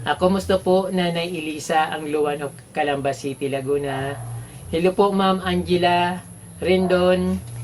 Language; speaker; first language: Filipino; non-native, local second language; Bikol